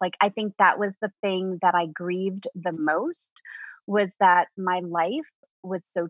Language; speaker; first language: English; native; English